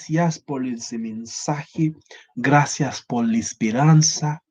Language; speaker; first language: Spanish; non-native, learner; Haitian Creole